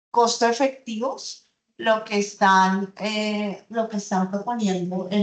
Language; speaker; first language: Spanish; native; Spanish